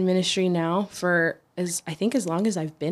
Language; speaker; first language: English; native; English